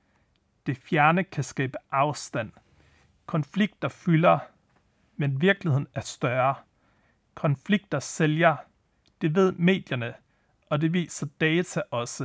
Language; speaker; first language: Danish; native; Danish